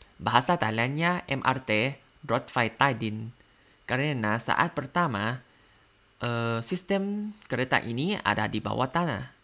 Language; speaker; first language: Indonesian; non-native, learner; Thai